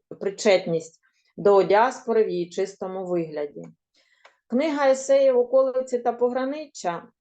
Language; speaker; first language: Ukrainian; native; Ukrainian